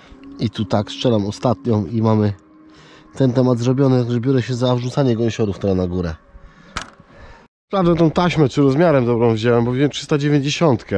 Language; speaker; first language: Polish; native; Polish